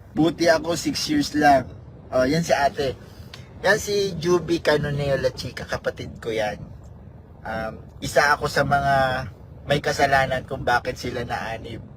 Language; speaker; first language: Filipino; native; Filipino